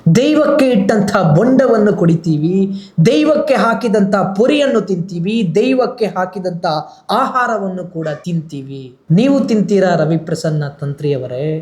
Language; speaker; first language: Kannada; non-native, local second language; Tulu